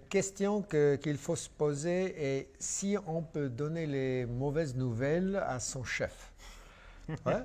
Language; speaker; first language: French; non-native, fluent; English